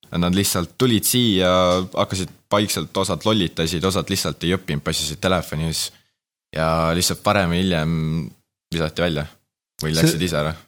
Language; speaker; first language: Estonian; native; Estonian